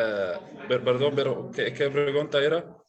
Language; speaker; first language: Spanish; non-native, learner; Arabic